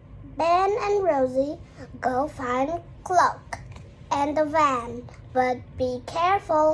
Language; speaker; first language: English; non-native, learner; Vietnamese